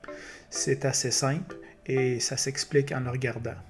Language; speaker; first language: French; native; French